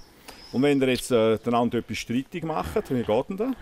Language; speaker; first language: German; native; German